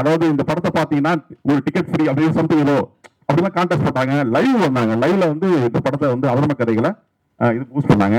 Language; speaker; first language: Tamil; native; Tamil